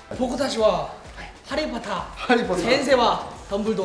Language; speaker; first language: Japanese; non-native, learner; Korean